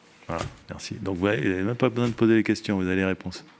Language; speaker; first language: French; native; French